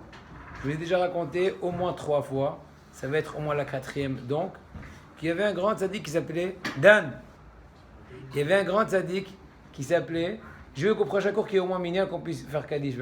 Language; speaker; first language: French; native; French